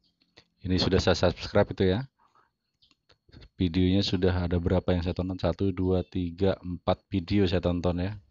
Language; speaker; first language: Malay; non-native, local second language; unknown